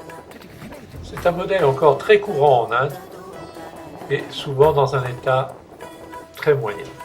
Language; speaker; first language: French; native; French